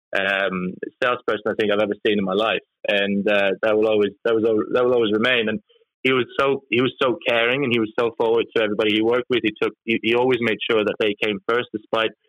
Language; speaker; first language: English; non-native, fluent; Norwegian